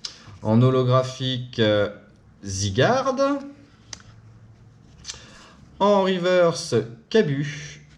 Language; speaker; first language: French; native; French